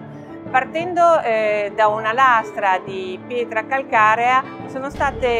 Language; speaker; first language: Italian; native; Italian